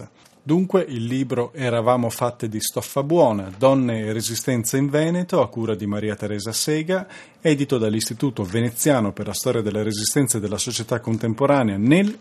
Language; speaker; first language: Italian; native; Italian